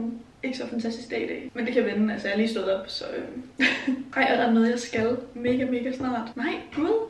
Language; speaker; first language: Danish; native; Danish